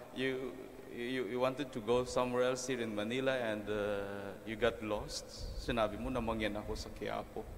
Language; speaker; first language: English; non-native, local second language; Filipino